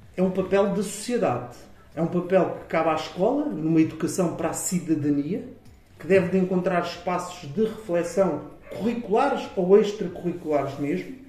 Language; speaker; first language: Portuguese; native; Portuguese